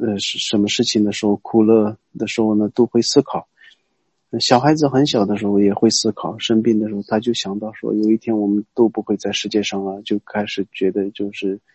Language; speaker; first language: Chinese; non-native, local second language; Tibetan